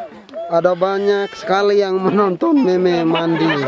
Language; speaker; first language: Indonesian; non-native, learner; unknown